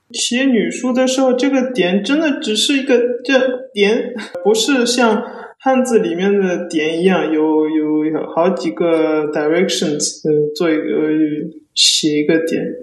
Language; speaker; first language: Chinese; early bilingual, heritage; Chinese